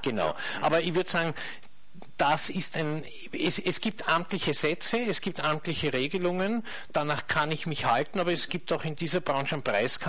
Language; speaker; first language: German; native; German